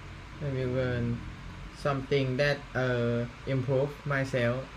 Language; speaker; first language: English; non-native, learner; Thai